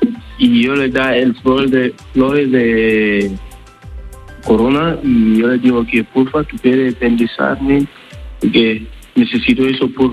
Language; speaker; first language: Spanish; non-native, learner; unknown